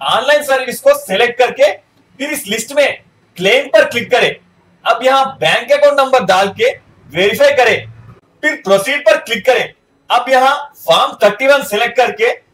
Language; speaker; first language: Hindi; non-native, local second language; Telugu